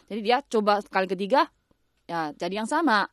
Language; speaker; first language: Indonesian; non-native, fluent; Chinese